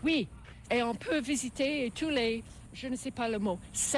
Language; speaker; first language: French; non-native, learner; English